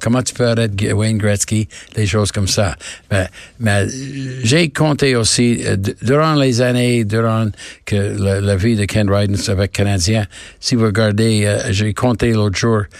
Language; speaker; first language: French; non-native, learner; English